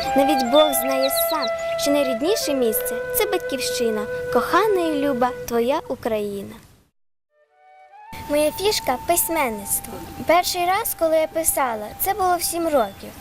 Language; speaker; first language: Ukrainian; non-native, local second language; Russian